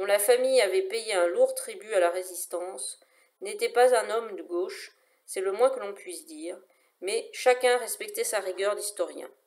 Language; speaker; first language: French; native; French